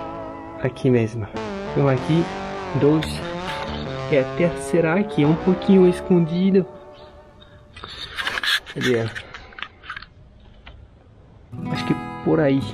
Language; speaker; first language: Portuguese; non-native, learner; French